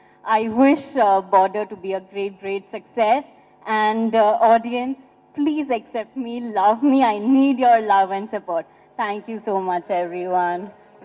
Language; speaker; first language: Tamil; non-native, learner; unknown